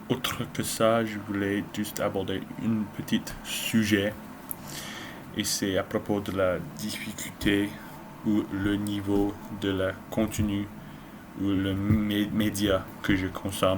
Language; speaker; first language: French; non-native, learner; English